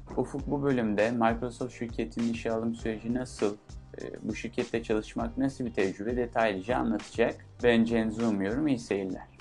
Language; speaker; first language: Turkish; native; Turkish